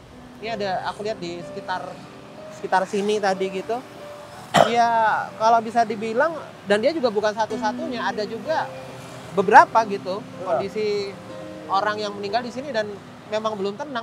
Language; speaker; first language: Indonesian; native; Indonesian